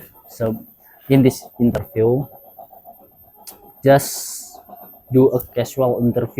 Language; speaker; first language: English; non-native, learner; Indonesian